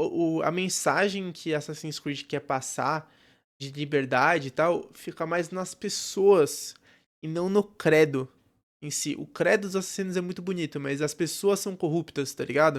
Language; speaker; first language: Portuguese; native; Portuguese